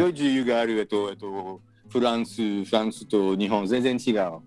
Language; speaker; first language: Japanese; non-native, learner; French